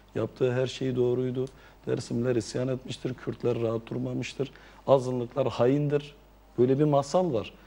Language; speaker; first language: Turkish; non-native, local second language; Zaza